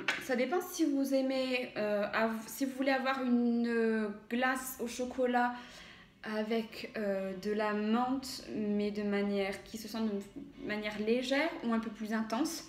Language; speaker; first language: French; native; French